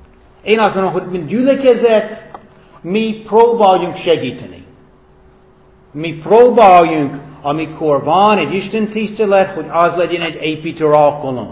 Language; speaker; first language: Hungarian; non-native, fluent; English